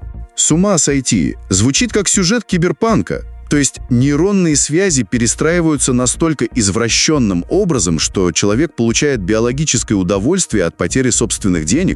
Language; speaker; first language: Russian; native; Russian